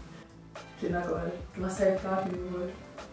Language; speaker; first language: German; native; German